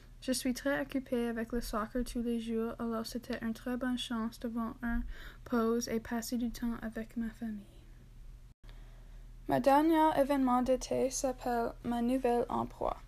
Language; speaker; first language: French; non-native, learner; English